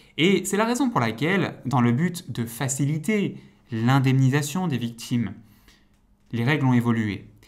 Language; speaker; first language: French; native; French